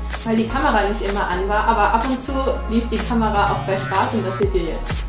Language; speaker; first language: German; native; German